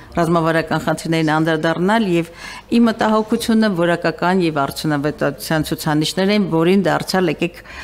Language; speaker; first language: Armenian; native; Armenian